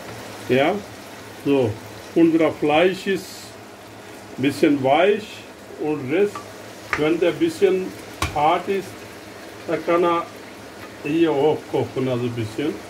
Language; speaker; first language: German; non-native, learner; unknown